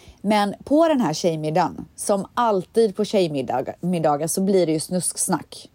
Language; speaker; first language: Swedish; native; Swedish